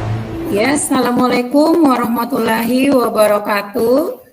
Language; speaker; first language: Indonesian; native; Indonesian